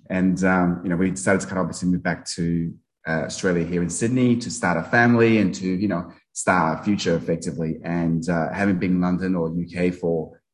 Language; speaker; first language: English; early bilingual, other home language; Nepali